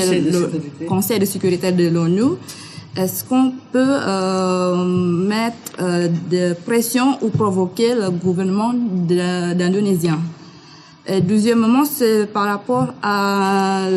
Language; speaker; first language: French; non-native, fluent; Indonesian